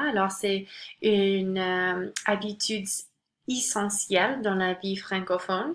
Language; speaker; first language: French; non-native, local second language; English